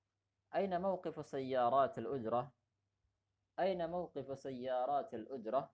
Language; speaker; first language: Arabic; non-native, fluent; Indonesian